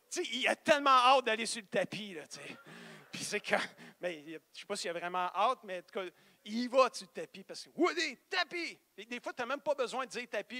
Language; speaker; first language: French; native; French